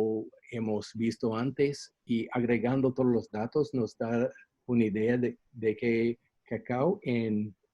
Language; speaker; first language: Spanish; non-native, fluent; English